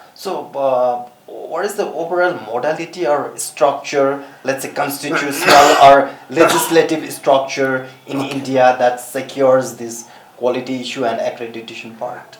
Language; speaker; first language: English; non-native, local second language; Nepali